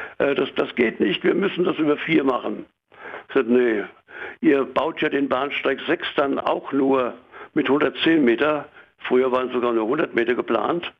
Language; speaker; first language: German; native; German